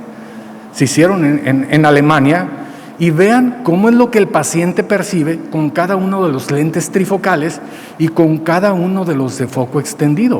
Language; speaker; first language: Spanish; native; Spanish